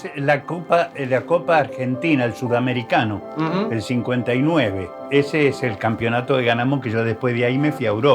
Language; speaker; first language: Spanish; native; Spanish